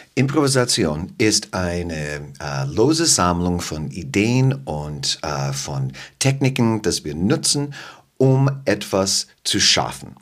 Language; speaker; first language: German; non-native, fluent; English